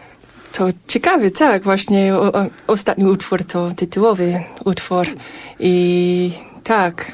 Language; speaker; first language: Polish; non-native, fluent; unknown